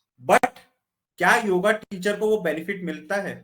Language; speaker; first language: Hindi; native; Hindi